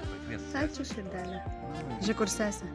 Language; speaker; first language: Lithuanian; native; Lithuanian